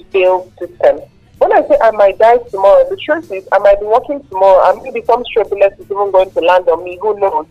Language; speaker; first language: English; non-native, local second language; Igbo